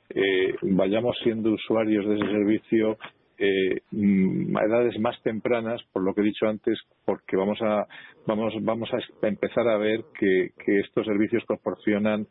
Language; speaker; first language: Spanish; native; Spanish